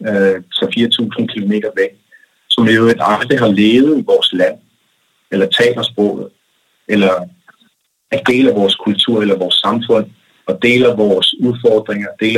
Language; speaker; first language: Danish; non-native, local second language; Kalaallisut